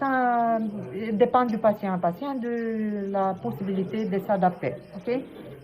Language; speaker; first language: French; non-native, fluent; Romanian